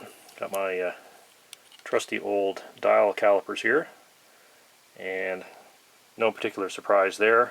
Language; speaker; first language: English; native; English